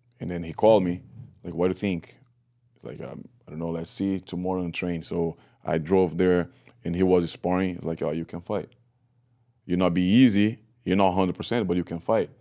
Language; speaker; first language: English; non-native, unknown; Portuguese